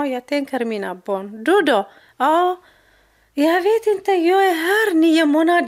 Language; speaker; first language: Swedish; non-native, learner; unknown